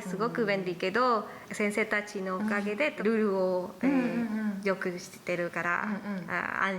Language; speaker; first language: Japanese; non-native, learner; Spanish